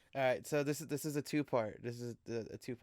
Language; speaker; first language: English; native; English